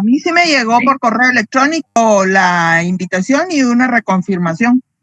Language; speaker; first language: Spanish; native; Spanish